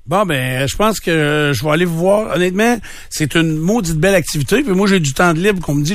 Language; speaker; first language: French; native; French